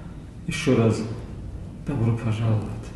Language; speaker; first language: Russian; non-native, local second language; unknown